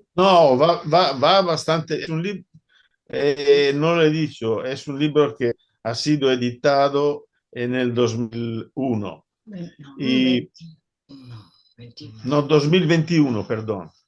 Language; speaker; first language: Spanish; non-native, fluent; Italian